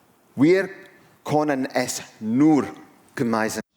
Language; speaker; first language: German; non-native, learner; English